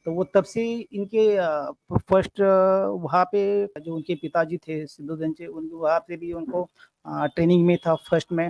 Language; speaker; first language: Hindi; non-native, local second language; Marathi